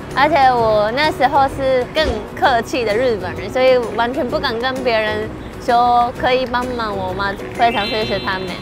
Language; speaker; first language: Chinese; non-native, fluent; Japanese